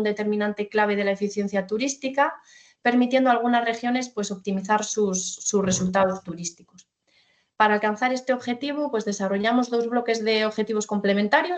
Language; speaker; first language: Spanish; native; Spanish